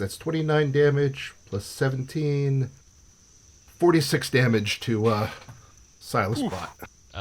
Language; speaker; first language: English; native; English